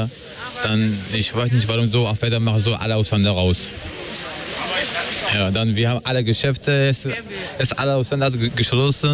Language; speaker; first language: German; non-native, learner; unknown